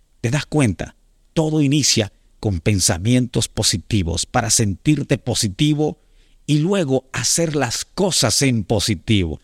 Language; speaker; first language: Spanish; native; Spanish